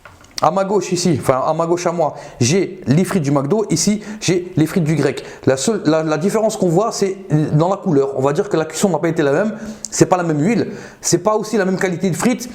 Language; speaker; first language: French; native; French